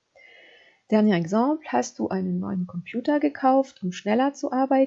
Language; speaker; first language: German; non-native, fluent; French